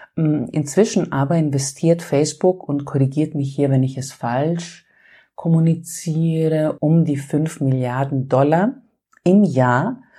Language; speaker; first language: German; non-native, fluent; Greek